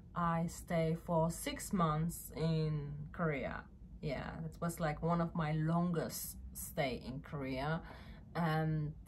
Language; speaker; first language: English; non-native, fluent; French